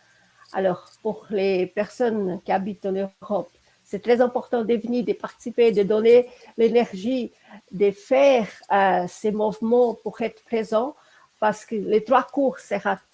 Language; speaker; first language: French; non-native, fluent; Portuguese